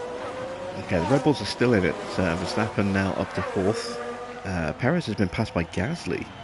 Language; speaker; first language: English; native; English